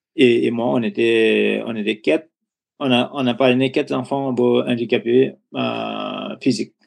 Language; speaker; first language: French; non-native, learner; Nepali